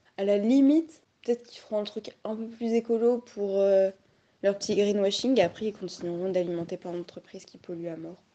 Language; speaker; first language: French; native; French